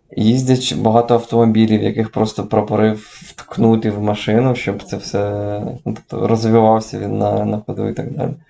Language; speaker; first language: Ukrainian; native; Ukrainian